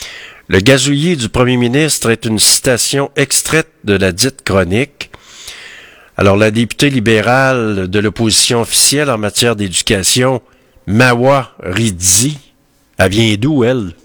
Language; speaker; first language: French; native; French